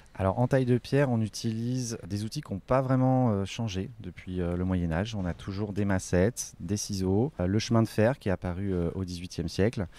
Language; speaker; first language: French; native; French